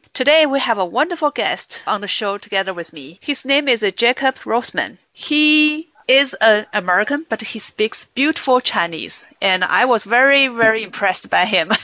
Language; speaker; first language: English; non-native, fluent; Chinese